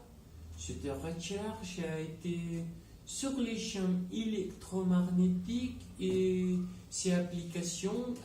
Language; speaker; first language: French; non-native, learner; Spanish